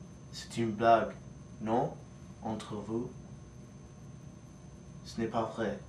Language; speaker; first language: French; non-native, learner; English